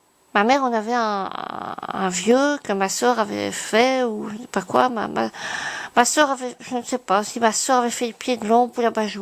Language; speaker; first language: French; native; French